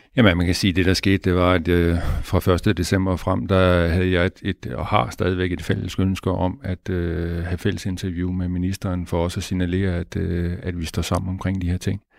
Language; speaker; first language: Danish; native; Danish